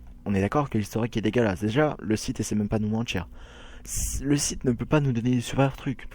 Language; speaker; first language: French; native; French